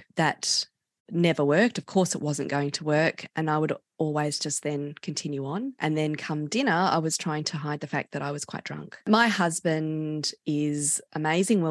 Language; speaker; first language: English; native; English